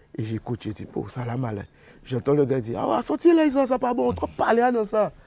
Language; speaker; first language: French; native; French